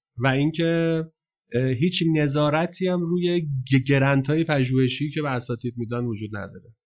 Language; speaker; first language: Persian; native; Persian